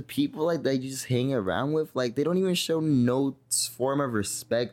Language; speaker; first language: English; native; English